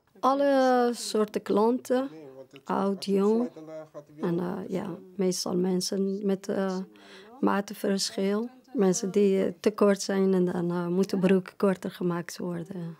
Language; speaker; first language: Dutch; non-native, fluent; Persian